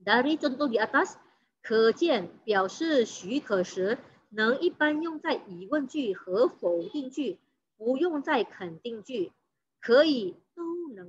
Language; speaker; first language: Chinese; non-native, fluent; Indonesian